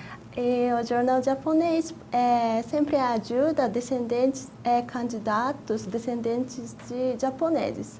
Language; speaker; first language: Portuguese; non-native, fluent; Japanese